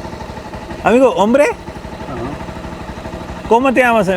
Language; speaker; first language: Spanish; non-native, learner; Hindi